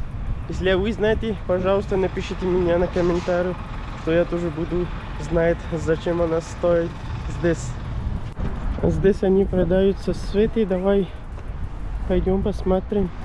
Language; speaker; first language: Russian; non-native, learner; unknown